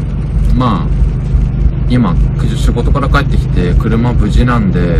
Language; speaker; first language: Japanese; native; Japanese